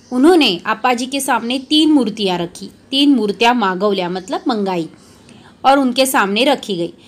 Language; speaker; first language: Hindi; non-native, local second language; Marathi